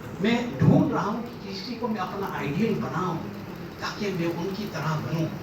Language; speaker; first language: Urdu; non-native, fluent; English